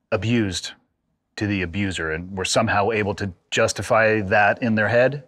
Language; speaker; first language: English; native; English